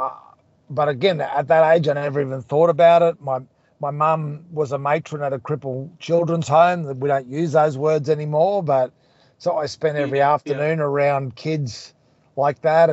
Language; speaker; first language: English; native; English